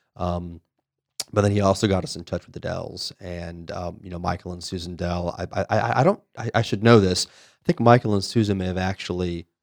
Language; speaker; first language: English; native; English